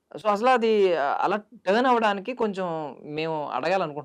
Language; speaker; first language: Telugu; native; Telugu